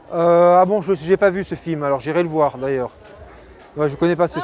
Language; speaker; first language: French; non-native, local second language; Arabic